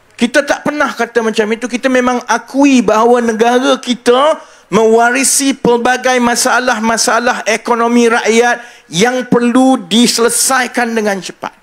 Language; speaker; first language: Malay; native; Malay